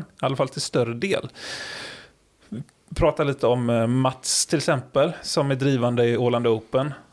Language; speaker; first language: Swedish; native; Swedish